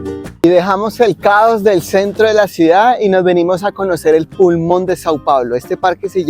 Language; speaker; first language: Spanish; native; Spanish